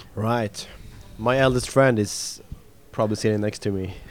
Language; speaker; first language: English; non-native, fluent; Swedish